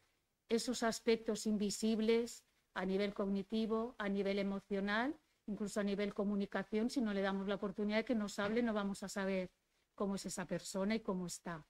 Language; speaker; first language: Spanish; native; Spanish